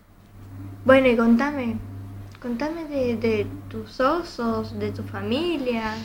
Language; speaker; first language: Spanish; native; Spanish